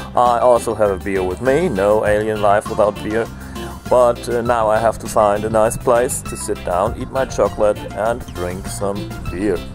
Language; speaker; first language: English; non-native, fluent; German